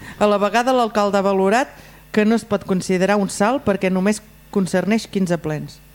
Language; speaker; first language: Catalan; native; Catalan